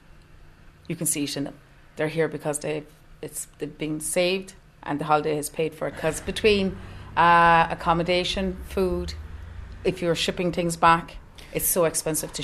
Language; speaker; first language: English; native; English